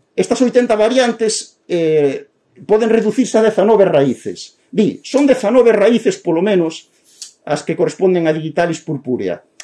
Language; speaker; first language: Galician; native; Galician